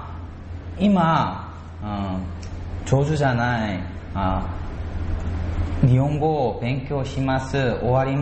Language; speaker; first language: Japanese; non-native, learner; Korean